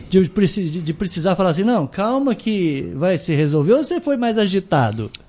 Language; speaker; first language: Portuguese; native; Portuguese